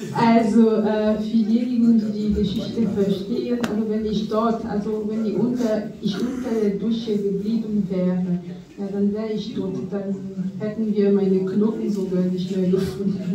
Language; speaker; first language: German; non-native, fluent; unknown